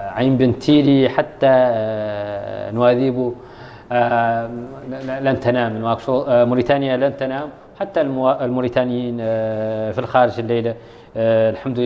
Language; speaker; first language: Arabic; native; Arabic